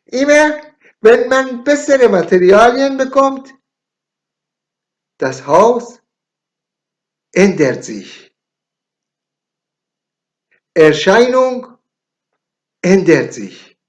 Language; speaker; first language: German; non-native, learner; Persian